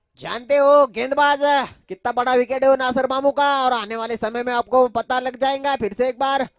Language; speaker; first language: Hindi; non-native, local second language; Marathi